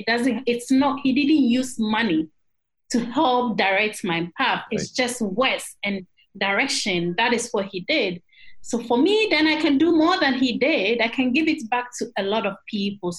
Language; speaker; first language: English; non-native, local second language; Akan